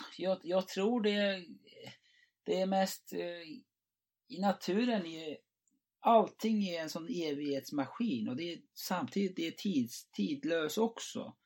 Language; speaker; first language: Swedish; non-native, fluent; Turkish